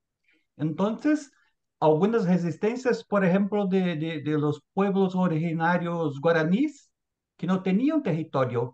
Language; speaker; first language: Spanish; non-native, fluent; Portuguese